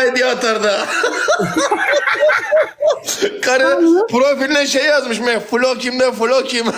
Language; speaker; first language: Turkish; native; Turkish